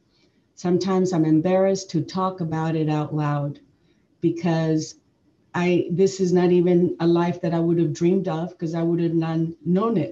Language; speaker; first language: English; early bilingual, other home language; Spanish